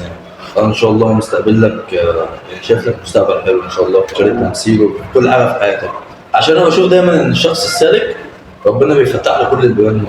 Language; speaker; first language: Arabic; native; Arabic